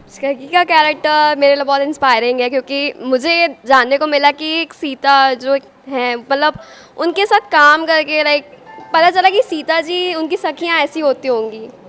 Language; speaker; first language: Hindi; native; Hindi